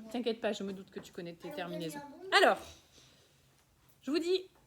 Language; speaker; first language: French; native; French